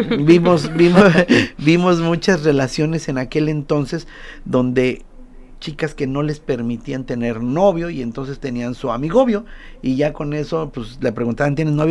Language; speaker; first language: Spanish; native; Spanish